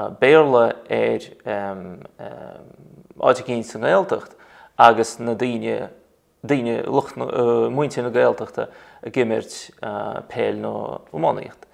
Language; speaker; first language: Irish; non-native, fluent; Russian